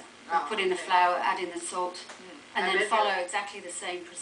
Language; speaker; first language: English; native; English